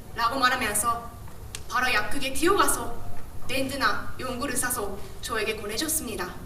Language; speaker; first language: Korean; non-native, fluent; Japanese